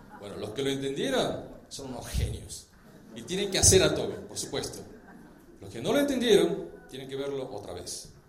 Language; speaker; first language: Spanish; early bilingual, other home language; Korean